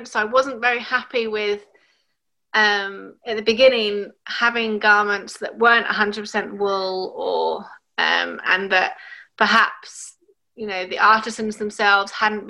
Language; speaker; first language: English; native; English